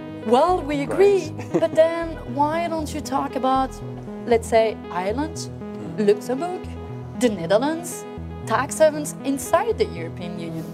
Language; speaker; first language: English; non-native, fluent; French